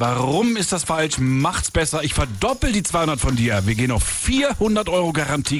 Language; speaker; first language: German; native; German